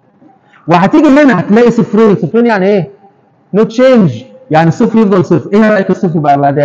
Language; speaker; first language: Arabic; native; Arabic